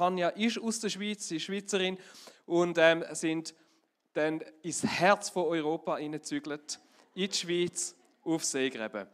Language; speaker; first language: German; native; German